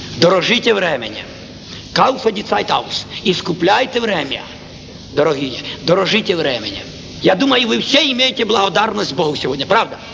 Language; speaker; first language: Russian; non-native, local second language; Ukrainian